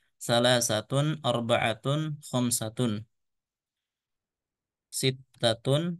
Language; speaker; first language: Arabic; non-native, fluent; Indonesian